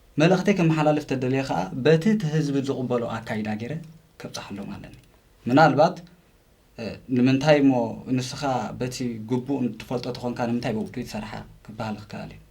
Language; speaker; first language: Tigrinya; native; Tigrinya